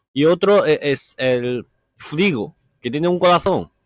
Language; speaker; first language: Spanish; non-native, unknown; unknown